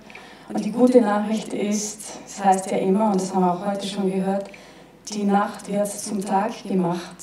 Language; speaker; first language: German; native; German